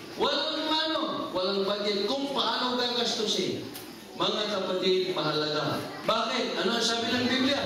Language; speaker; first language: Filipino; non-native, local second language; Cebuano